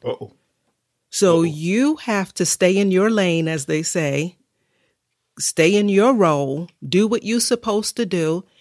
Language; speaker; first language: English; native; English